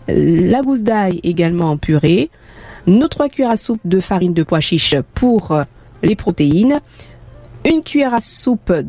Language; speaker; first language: French; native; French